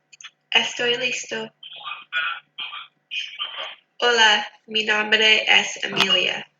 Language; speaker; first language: Spanish; non-native, learner; English